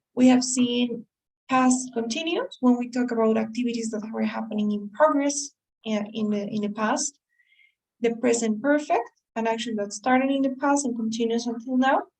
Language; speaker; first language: English; non-native, fluent; Spanish